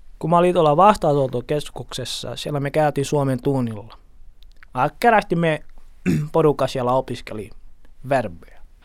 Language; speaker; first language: Finnish; non-native, learner; Portuguese